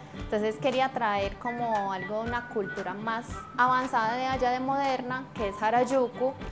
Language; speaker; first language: Spanish; early bilingual, heritage; Japanese